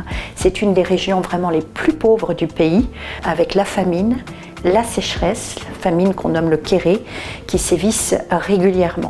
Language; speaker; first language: French; native; French